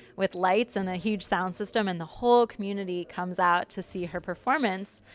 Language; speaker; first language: English; native; English